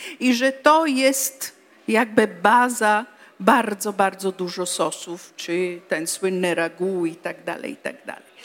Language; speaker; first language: Polish; non-native, fluent; Italian